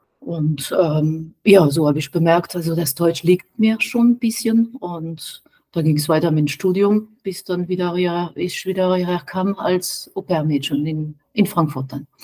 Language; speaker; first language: German; non-native, fluent; French